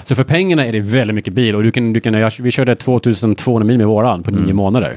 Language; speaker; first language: Swedish; early bilingual, heritage; English